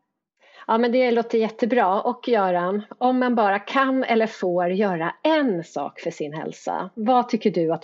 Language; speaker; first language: Swedish; native; Swedish